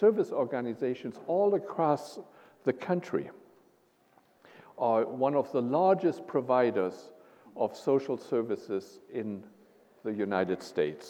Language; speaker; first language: English; non-native, fluent; German